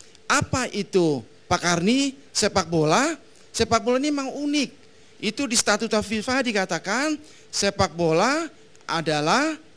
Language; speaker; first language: Indonesian; native; Indonesian